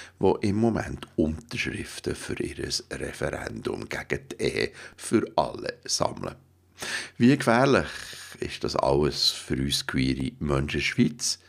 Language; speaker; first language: German; native; German